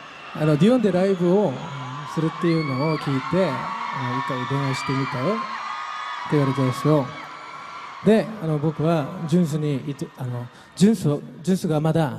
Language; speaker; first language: Japanese; non-native, fluent; Korean